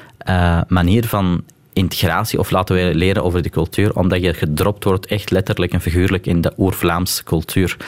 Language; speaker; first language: Dutch; non-native, local second language; Arabic